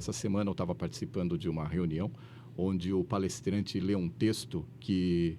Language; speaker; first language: Portuguese; native; Portuguese